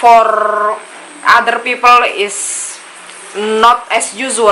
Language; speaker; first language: English; non-native, learner; Indonesian